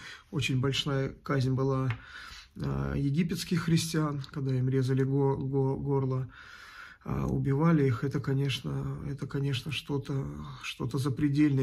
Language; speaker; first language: Russian; native; Russian